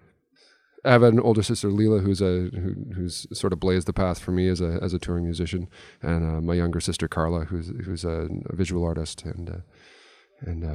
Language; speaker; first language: English; native; English